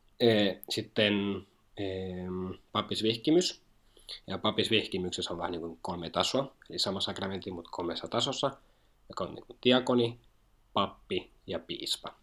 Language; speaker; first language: Finnish; non-native, fluent; Spanish